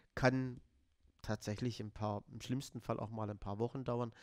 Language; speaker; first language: German; native; German